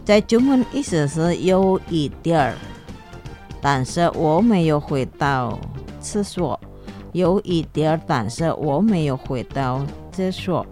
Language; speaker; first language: Chinese; non-native, learner; Indonesian